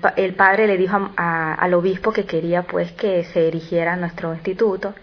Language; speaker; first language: Spanish; native; Spanish